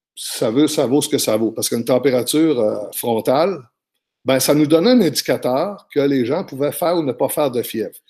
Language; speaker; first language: French; native; French